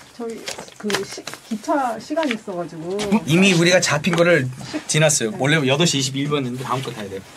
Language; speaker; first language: Korean; early bilingual, heritage; Korean